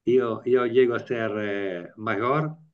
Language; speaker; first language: Spanish; non-native, learner; Italian